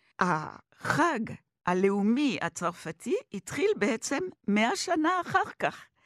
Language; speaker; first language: Hebrew; non-native, fluent; French